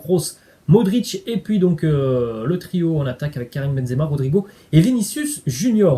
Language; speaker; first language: French; native; French